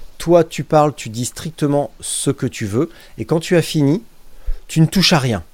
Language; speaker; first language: French; native; French